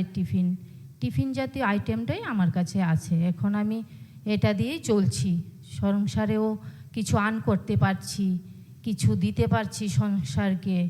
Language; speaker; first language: Bangla; native; Bangla